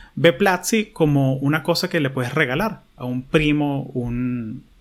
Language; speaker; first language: Spanish; early bilingual, heritage; Spanish